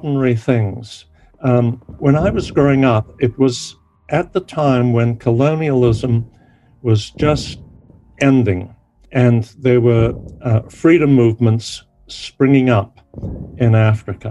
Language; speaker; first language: English; native; English